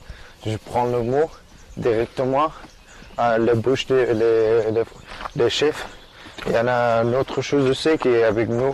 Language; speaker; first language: French; non-native, learner; Persian